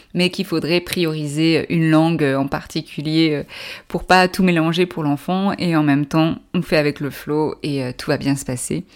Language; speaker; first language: French; native; French